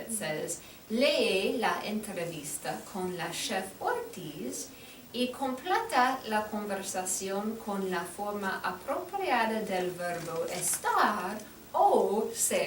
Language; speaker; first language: Spanish; non-native, fluent; English